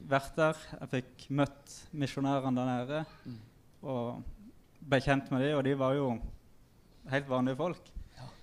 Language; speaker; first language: Norwegian; native; Norwegian